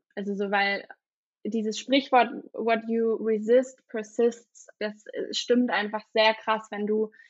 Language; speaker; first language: German; native; German